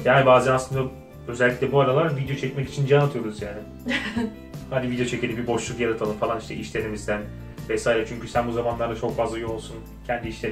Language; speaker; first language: Turkish; native; Turkish